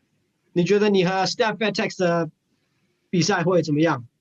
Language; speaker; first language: Chinese; early bilingual, heritage; English